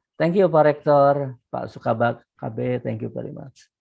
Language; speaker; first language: English; non-native, fluent; Indonesian